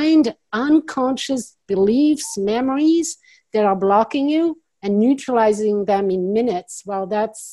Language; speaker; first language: English; non-native, fluent; French